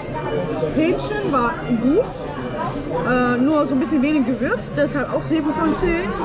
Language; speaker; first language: German; early bilingual, other home language; Arabic